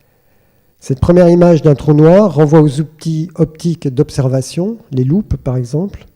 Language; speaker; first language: French; native; French